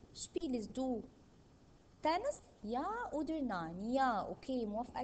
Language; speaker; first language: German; non-native, fluent; Arabic